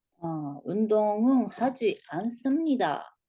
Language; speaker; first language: Korean; non-native, learner; Japanese